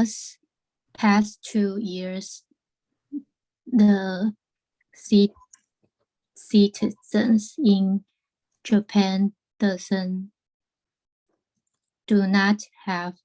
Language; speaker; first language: English; non-native, learner; Chinese